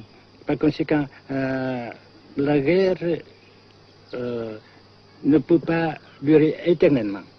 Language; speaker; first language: French; non-native, fluent; Vietnamese